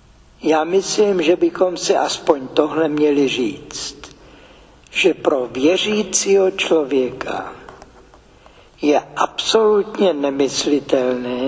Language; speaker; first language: Czech; native; Czech